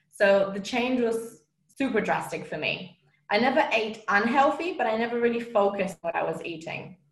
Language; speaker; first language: English; non-native, fluent; Romanian